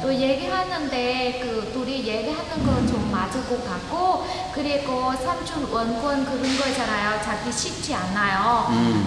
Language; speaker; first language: Korean; non-native, learner; Vietnamese